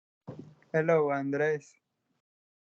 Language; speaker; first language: English; non-native, learner; Spanish